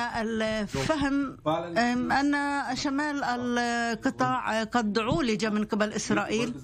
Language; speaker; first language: Arabic; non-native, fluent; Hebrew